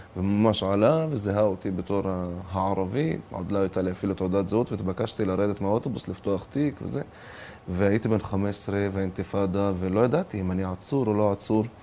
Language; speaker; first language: Hebrew; non-native, local second language; Arabic